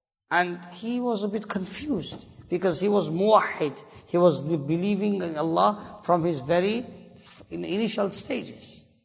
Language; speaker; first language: English; early bilingual, other home language; Urdu